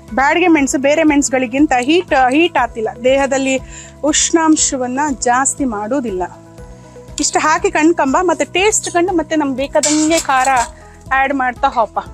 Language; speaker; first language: Kannada; native; Kannada